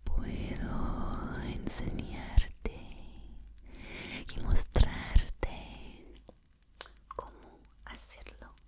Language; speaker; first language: Spanish; non-native, learner; English